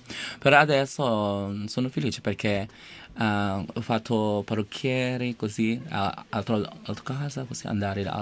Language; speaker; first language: Italian; non-native, learner; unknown